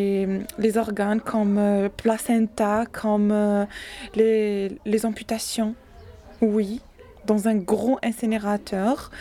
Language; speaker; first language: French; non-native, learner; Arabic